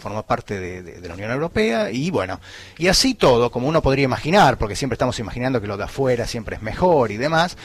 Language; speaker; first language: Spanish; native; Spanish